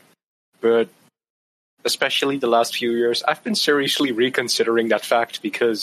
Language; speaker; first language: English; non-native, fluent; Dutch